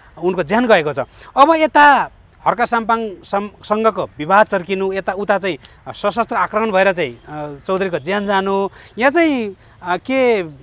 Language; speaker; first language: Nepali; native; Nepali